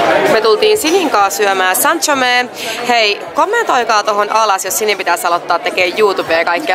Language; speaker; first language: Finnish; native; Finnish